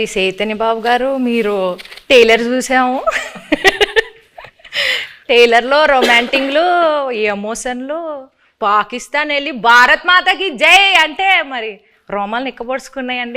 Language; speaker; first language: Telugu; native; Telugu